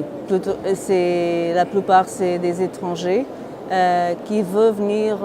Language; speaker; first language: French; non-native, fluent; Portuguese